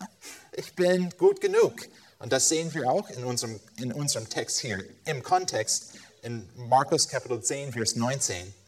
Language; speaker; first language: German; non-native, fluent; English